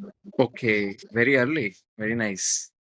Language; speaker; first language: English; non-native, fluent; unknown